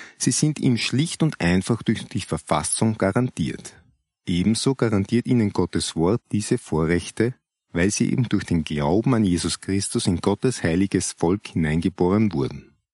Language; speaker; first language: German; native; German